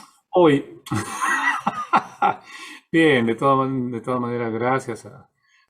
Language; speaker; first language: Spanish; native; Spanish